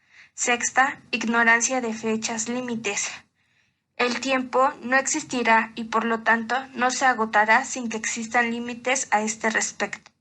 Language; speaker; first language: Spanish; native; Spanish